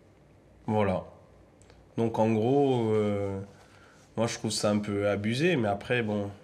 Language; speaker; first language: French; native; French